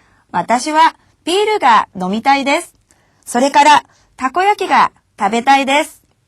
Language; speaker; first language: Japanese; non-native, fluent; Korean